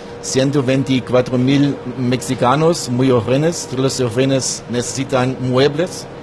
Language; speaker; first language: Spanish; non-native, learner; German